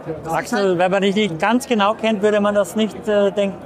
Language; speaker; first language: German; native; German